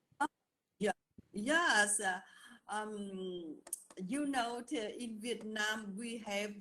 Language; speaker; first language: English; non-native, learner; Vietnamese